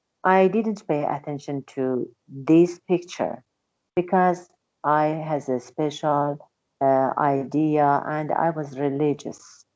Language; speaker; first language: English; non-native, learner; Persian